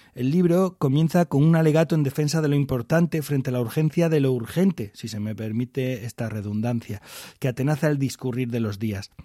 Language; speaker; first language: Spanish; native; Spanish